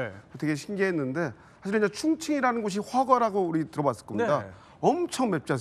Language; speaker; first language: Korean; native; Korean